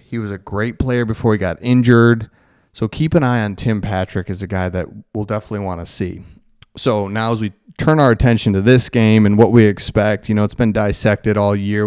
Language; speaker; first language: English; native; English